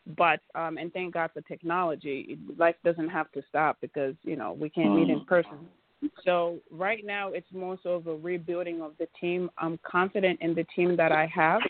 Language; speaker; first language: English; native; English